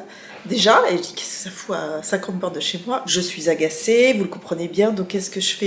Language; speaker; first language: French; native; French